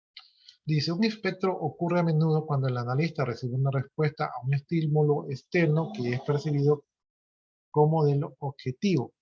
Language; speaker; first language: Spanish; native; Spanish